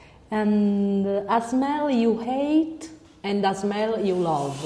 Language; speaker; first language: English; non-native, learner; Italian